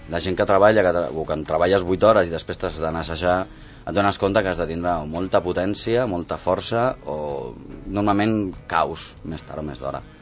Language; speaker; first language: Catalan; non-native, local second language; Spanish